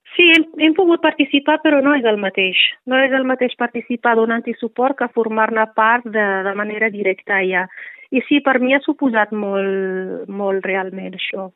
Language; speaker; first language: Catalan; non-native, fluent; Riffian